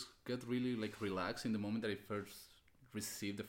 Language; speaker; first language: English; non-native, fluent; Spanish